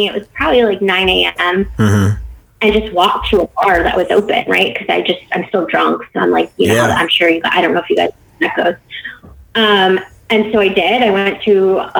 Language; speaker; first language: English; native; English